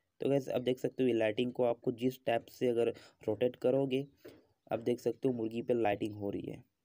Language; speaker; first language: Hindi; native; Hindi